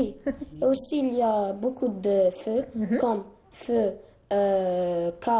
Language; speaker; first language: French; non-native, learner; Arabic